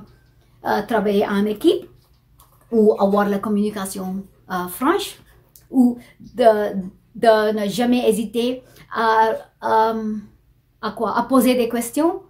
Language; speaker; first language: French; non-native, fluent; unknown